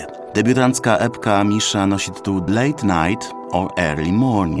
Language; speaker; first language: Polish; native; Polish